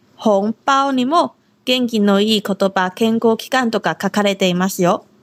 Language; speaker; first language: Japanese; non-native, fluent; Chinese